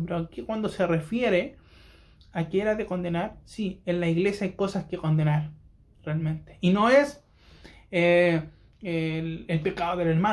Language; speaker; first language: Spanish; native; Spanish